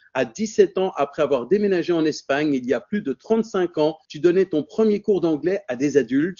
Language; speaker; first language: French; native; French